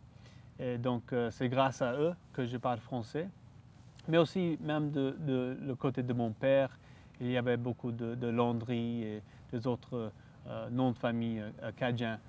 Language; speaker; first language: French; non-native, local second language; English